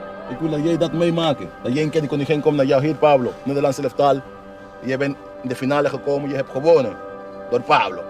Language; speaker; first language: Dutch; non-native, learner; Spanish